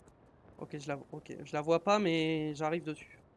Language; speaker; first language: French; native; French